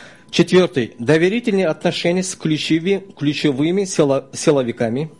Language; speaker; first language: Russian; non-native, local second language; Uzbek